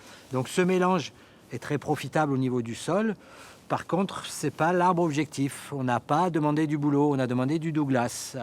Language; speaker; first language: French; native; French